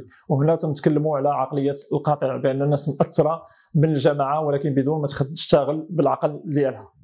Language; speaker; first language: Arabic; native; Arabic